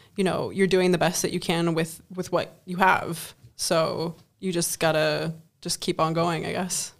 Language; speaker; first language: English; non-native, fluent; German